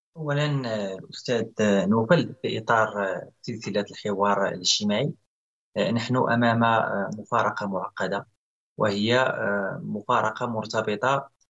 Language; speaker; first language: Arabic; native; Arabic